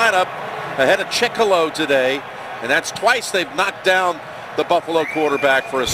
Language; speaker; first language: English; native; English